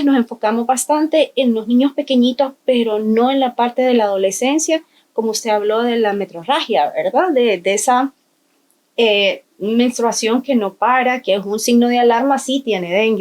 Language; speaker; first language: Spanish; native; Spanish